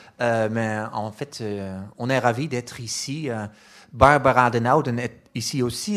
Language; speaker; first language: French; non-native, fluent; Dutch